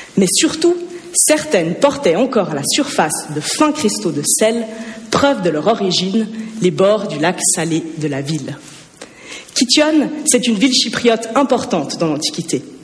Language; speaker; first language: French; native; French